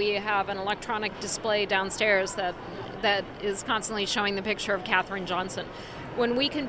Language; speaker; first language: English; native; English